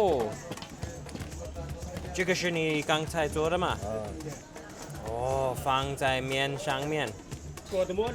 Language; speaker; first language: Chinese; non-native, learner; English